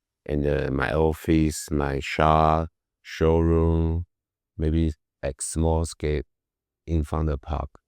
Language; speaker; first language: English; non-native, learner; Chinese